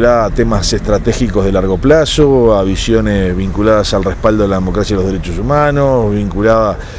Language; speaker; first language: Spanish; native; Spanish